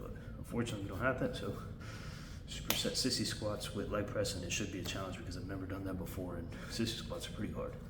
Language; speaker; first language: English; native; English